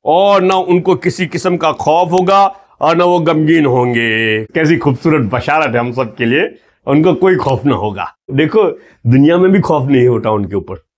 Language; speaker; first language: Hindi; non-native, local second language; Gujarati